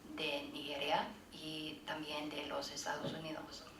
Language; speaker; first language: Spanish; non-native, learner; English